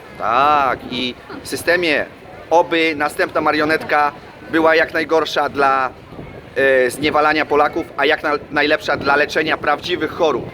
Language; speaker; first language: Polish; native; Polish